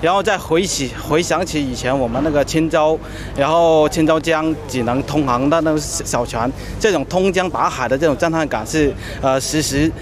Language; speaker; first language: Chinese; native; Chinese